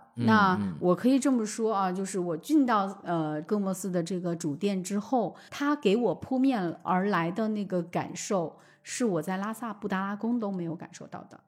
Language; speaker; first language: Chinese; native; Chinese